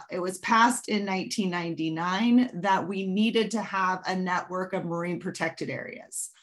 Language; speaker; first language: English; native; English